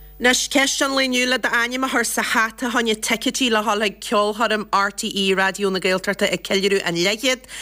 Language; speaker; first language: Irish; native; Irish